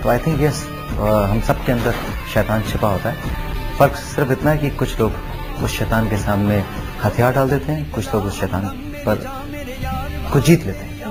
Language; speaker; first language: Hindi; native; Hindi